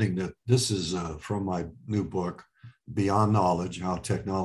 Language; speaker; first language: English; early bilingual, other home language; Arabic